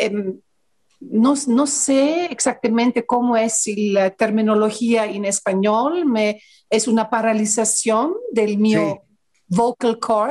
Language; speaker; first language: Spanish; non-native, learner; Greek